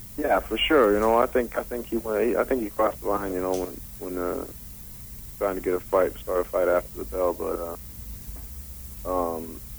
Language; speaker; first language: English; non-native, fluent; Danish